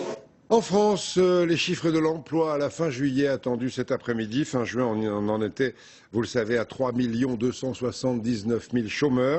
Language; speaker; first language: French; native; French